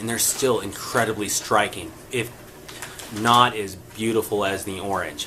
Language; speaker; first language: English; native; English